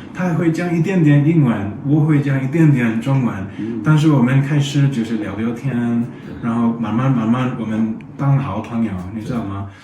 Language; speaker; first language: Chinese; non-native, learner; English